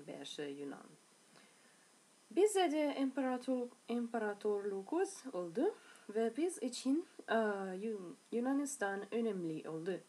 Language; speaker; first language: Turkish; non-native, learner; Italian